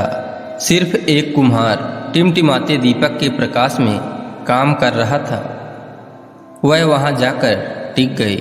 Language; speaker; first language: Hindi; native; Hindi